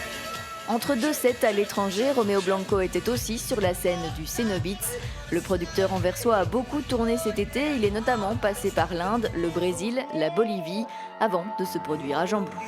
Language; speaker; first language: French; native; French